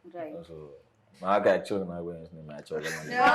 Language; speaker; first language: Telugu; native; Telugu